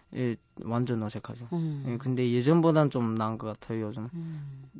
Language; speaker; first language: Korean; early bilingual, heritage; Korean